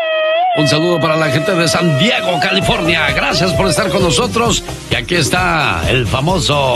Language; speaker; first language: Spanish; native; Spanish